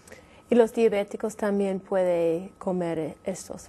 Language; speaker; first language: Spanish; non-native, fluent; English